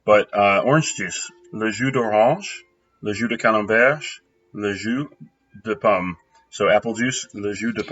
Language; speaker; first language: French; non-native, fluent; English